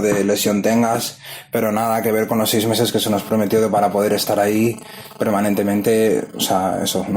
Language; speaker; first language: Spanish; native; Spanish